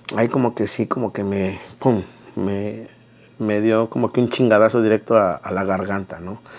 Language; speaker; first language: Spanish; native; Spanish